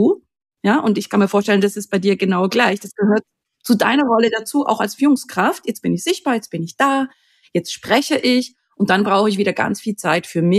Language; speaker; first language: German; native; German